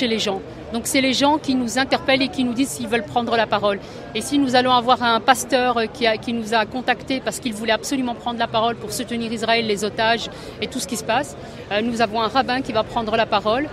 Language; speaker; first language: French; native; French